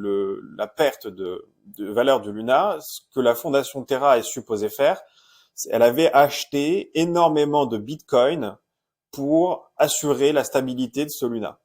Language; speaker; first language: French; native; French